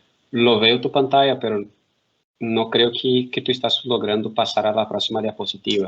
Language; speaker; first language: Spanish; non-native, fluent; Portuguese